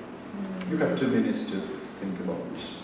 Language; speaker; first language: English; non-native, fluent; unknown